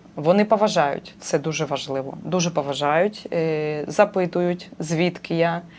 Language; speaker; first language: Ukrainian; non-native, local second language; Russian